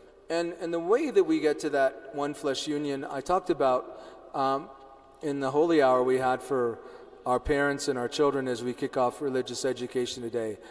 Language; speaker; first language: English; early bilingual, other home language; Spanish